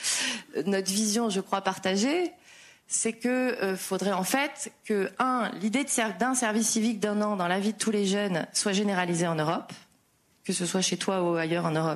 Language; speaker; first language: French; native; French